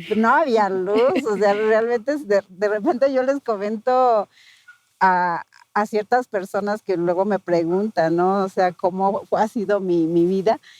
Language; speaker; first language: Spanish; non-native, local second language; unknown